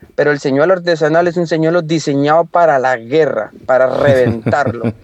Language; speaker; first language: Spanish; native; Spanish